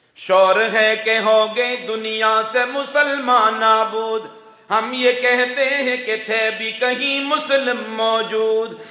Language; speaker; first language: Urdu; non-native, local second language; Pashto